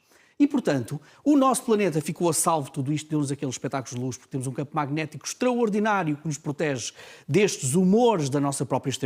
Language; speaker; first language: Portuguese; native; Portuguese